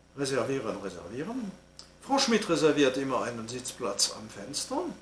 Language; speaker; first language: German; non-native, fluent; French